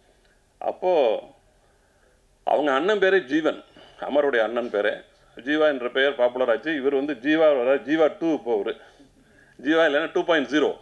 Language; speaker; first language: Tamil; native; Tamil